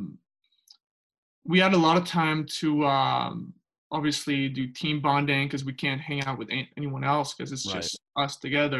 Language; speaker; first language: English; non-native, fluent; French